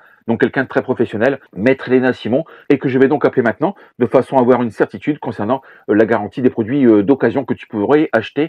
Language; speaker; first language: French; native; French